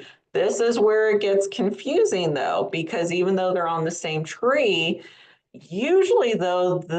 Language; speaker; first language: English; native; English